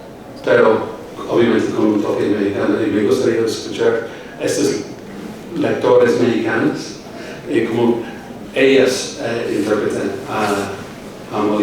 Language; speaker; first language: Spanish; non-native, fluent; English